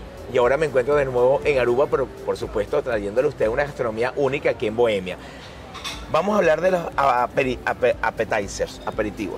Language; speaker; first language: Spanish; native; Spanish